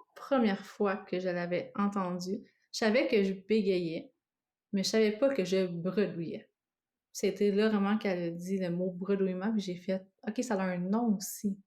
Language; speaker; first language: French; native; French